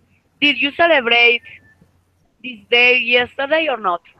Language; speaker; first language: English; non-native, fluent; Spanish